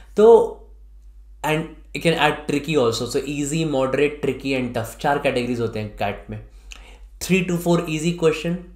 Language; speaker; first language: Hindi; native; Hindi